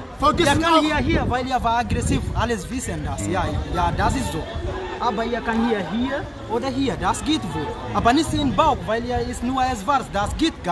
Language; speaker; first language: German; non-native, learner; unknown